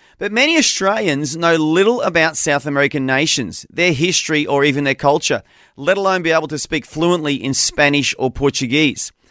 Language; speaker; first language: English; native; English